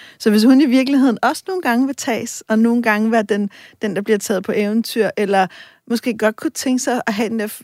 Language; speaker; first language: Danish; native; Danish